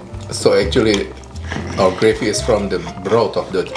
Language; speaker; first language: English; non-native, fluent; Indonesian